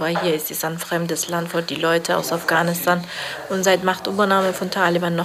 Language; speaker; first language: German; non-native, learner; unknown